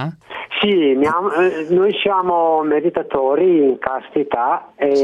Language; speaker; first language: Italian; non-native, learner; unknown